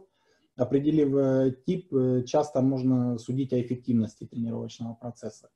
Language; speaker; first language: Russian; native; Russian